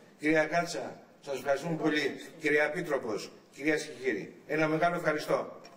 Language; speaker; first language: Greek; native; Greek